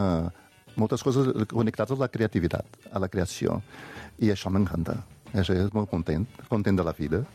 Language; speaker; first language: Catalan; non-native, fluent; Portuguese